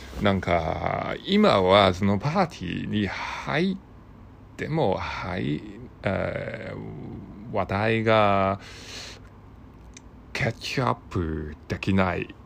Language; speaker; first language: Japanese; non-native, learner; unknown